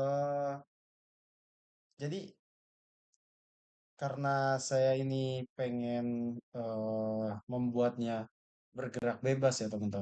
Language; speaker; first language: Indonesian; native; Indonesian